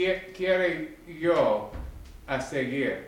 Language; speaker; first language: Spanish; non-native, learner; English